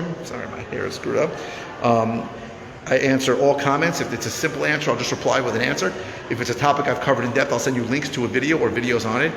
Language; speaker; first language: English; native; English